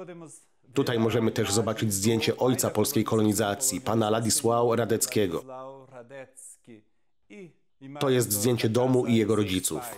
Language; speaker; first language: Polish; native; Polish